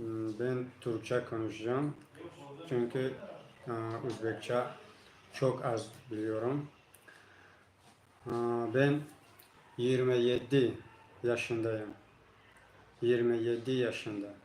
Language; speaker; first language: Turkish; non-native, learner; Tajik